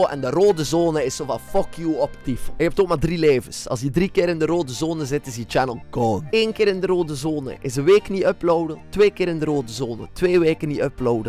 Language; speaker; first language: Dutch; native; Dutch